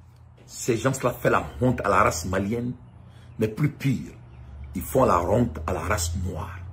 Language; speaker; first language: French; non-native, local second language; Bambara